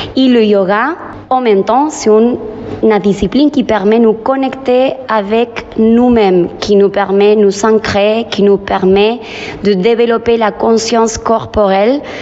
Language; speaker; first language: French; non-native, fluent; Spanish